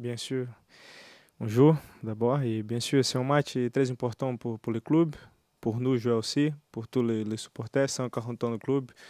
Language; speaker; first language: French; non-native, learner; Portuguese